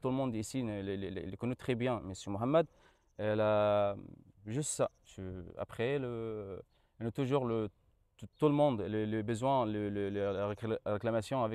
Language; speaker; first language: French; non-native, learner; Arabic